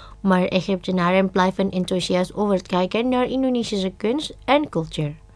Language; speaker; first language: Dutch; non-native, fluent; Indonesian